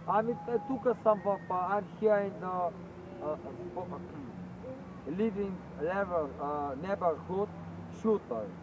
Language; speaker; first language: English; non-native, learner; Bulgarian